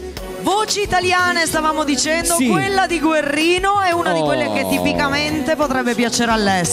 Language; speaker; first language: Italian; native; Italian